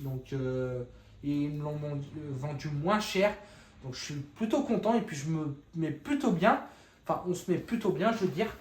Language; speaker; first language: French; native; French